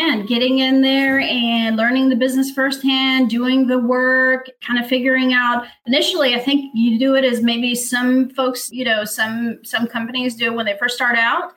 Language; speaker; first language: English; early bilingual, other home language; Spanish